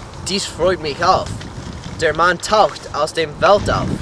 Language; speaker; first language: German; non-native, learner; English